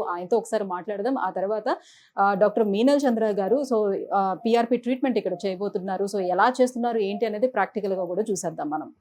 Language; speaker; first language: Telugu; native; Telugu